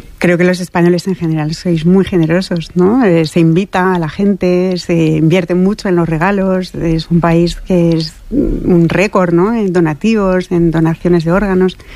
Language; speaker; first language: Spanish; non-native, fluent; French